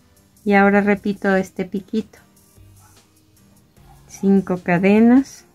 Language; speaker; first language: Spanish; native; Spanish